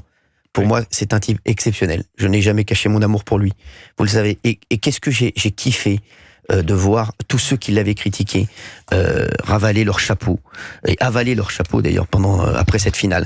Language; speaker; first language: French; native; French